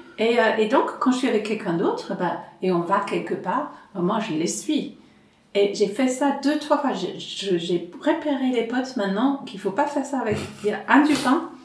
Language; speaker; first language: French; non-native, fluent; English